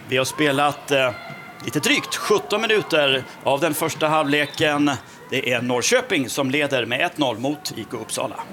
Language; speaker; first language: Swedish; native; Swedish